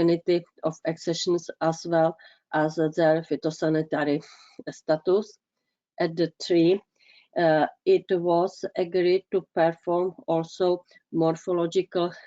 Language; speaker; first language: English; non-native, fluent; Czech